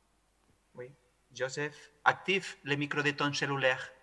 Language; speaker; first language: French; non-native, fluent; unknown